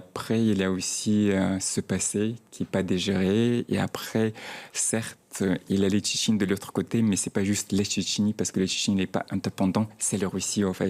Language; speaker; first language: French; non-native, fluent; Chechen